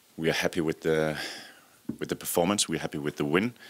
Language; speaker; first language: English; non-native, fluent; Danish